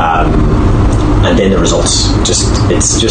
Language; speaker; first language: English; native; English